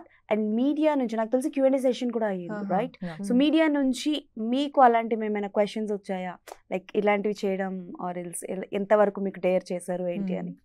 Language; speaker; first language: Telugu; native; Telugu